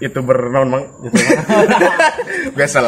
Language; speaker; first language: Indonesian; non-native, local second language; Sundanese